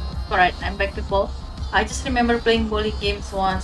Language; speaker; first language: English; non-native, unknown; Indonesian